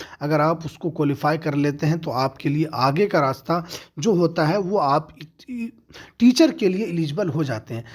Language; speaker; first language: Urdu; native; Urdu